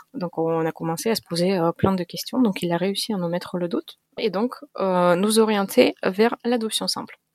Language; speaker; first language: French; non-native, fluent; Russian